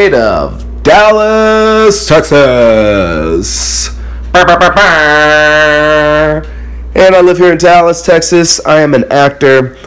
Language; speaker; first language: English; early bilingual, other home language; Akan